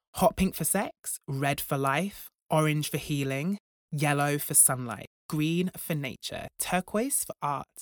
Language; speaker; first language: English; native; English